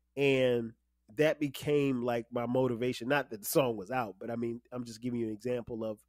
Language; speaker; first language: English; native; English